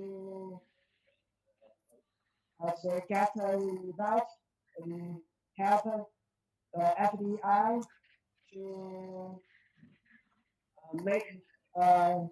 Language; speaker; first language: English; non-native, learner; Chinese